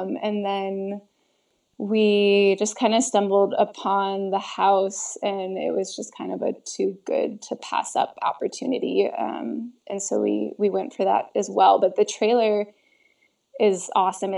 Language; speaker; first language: English; native; English